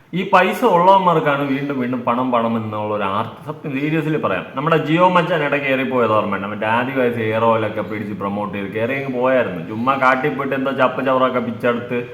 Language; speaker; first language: Malayalam; native; Malayalam